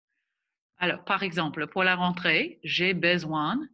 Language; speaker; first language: French; non-native, fluent; English